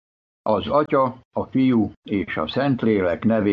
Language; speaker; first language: Hungarian; native; Hungarian